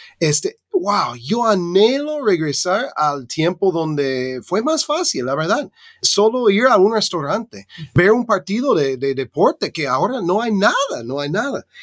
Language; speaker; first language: Spanish; non-native, fluent; English